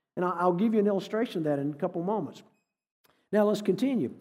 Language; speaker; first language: English; native; English